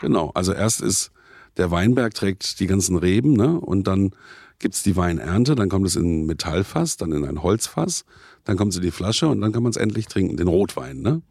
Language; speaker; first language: German; native; German